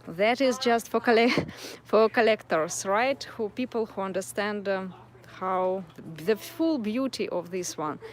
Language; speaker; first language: English; non-native, fluent; Russian